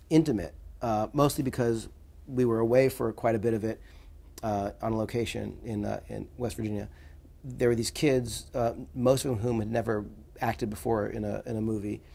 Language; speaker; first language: English; native; English